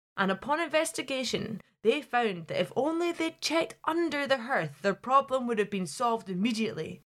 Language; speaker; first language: English; native; English